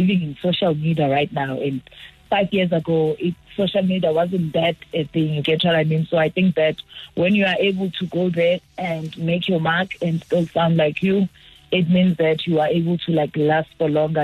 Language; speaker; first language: English; non-native, local second language; Zulu